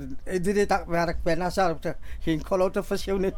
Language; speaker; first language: Dutch; non-native, learner; Chinese